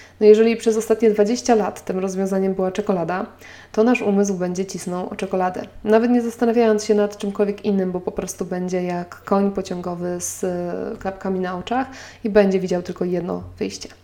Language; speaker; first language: Polish; native; Polish